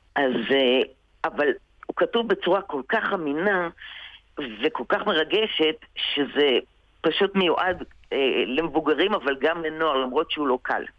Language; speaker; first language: Hebrew; native; Hebrew